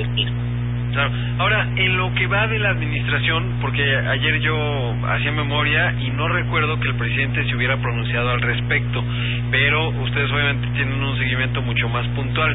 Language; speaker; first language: Spanish; native; Spanish